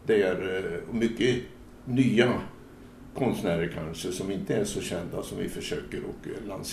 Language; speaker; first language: Swedish; native; Swedish